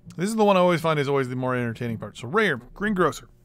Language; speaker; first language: English; native; English